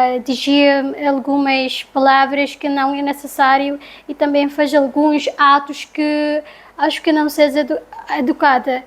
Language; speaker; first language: Portuguese; non-native, learner; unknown